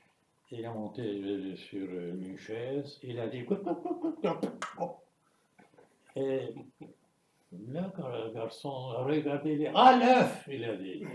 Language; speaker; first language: French; non-native, fluent; Turkish